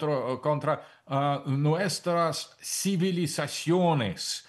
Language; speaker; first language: Spanish; non-native, fluent; Russian